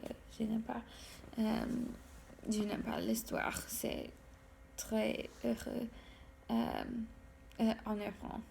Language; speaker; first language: French; non-native, learner; English